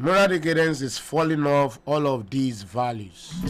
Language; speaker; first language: English; non-native, local second language; Yoruba